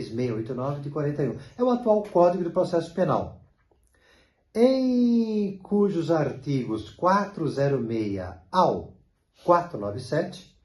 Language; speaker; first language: Portuguese; native; Portuguese